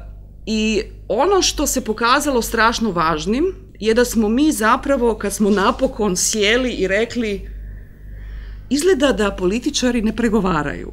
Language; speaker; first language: Croatian; native; Croatian